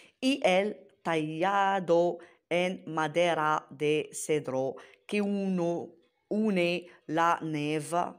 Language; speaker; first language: Spanish; non-native, learner; Arabic